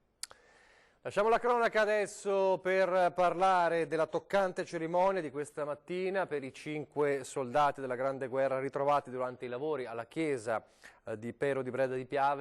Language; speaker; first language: Italian; native; Italian